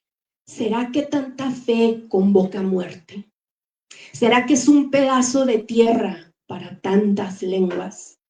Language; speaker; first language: Spanish; native; Spanish